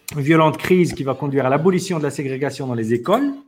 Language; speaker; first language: French; non-native, local second language; Arabic